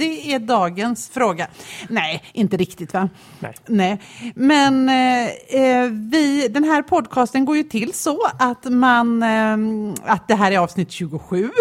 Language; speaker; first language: Swedish; native; Swedish